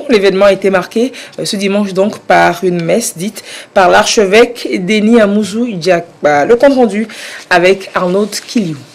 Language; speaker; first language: French; native; French